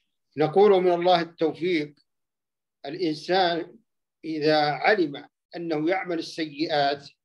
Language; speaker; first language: Arabic; native; Arabic